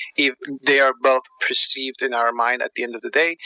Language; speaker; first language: English; non-native, fluent; German